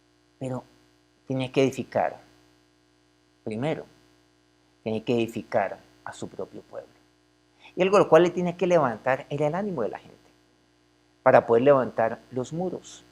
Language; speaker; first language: Spanish; native; Spanish